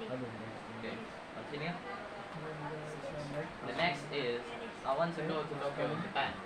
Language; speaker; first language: English; non-native, learner; Indonesian